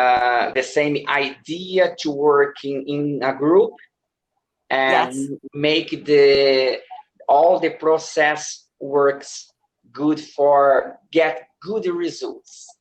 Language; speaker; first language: English; non-native, learner; Portuguese